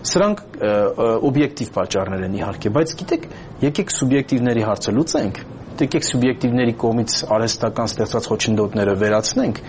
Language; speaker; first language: Armenian; native; Armenian